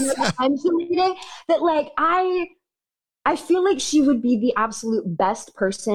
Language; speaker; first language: English; native; English